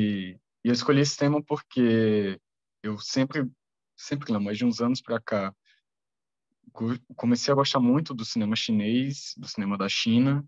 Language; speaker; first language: Portuguese; native; Portuguese